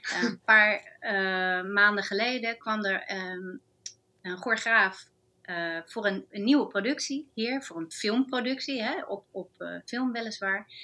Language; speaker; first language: Dutch; non-native, fluent; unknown